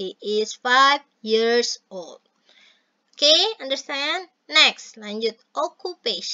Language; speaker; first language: English; non-native, fluent; Indonesian